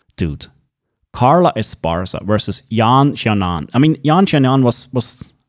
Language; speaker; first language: English; non-native, fluent; German